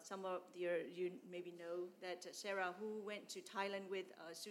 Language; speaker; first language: English; non-native, fluent; Burmese